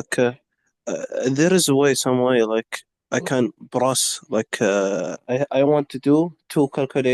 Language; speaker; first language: English; non-native, fluent; Arabic